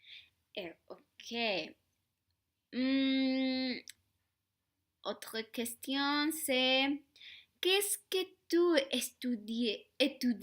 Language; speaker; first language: French; non-native, learner; Spanish